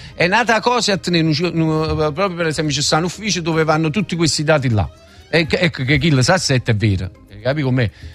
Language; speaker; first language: Italian; native; Italian